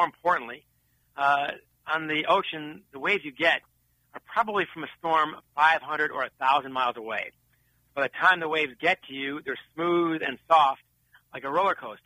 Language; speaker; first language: English; native; English